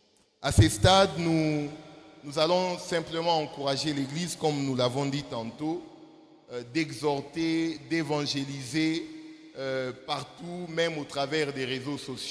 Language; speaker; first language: French; non-native, local second language; Lingala